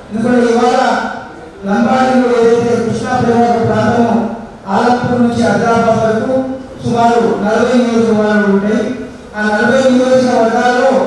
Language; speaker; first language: Telugu; non-native, local second language; Lambadi